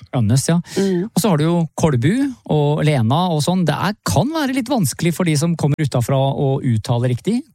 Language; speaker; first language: Norwegian; native; Norwegian